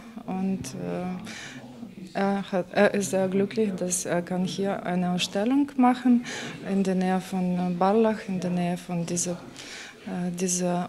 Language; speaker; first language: German; non-native, learner; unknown